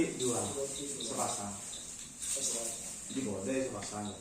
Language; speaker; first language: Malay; non-native, local second language; Madurese